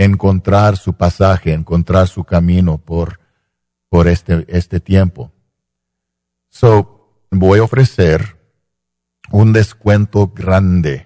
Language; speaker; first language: Spanish; non-native, fluent; English